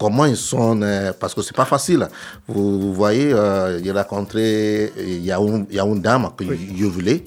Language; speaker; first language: French; non-native, learner; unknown